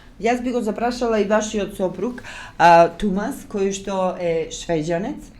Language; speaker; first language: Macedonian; native; Macedonian